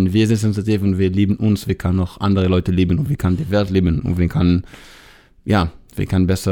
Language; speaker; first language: German; non-native, learner; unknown